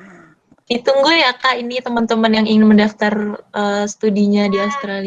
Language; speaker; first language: Indonesian; native; Indonesian